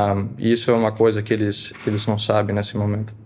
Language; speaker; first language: Portuguese; early bilingual, heritage; Portuguese